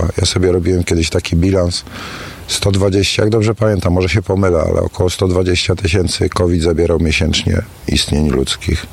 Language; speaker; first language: Polish; native; Polish